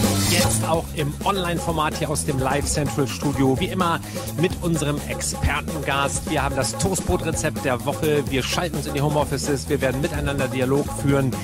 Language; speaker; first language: German; native; German